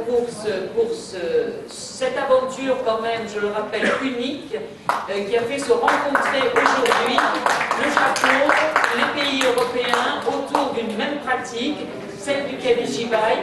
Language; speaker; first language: French; native; French